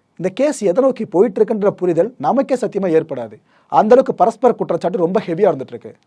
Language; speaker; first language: Tamil; native; Tamil